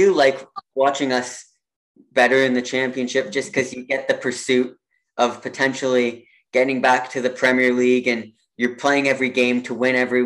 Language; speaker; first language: English; native; English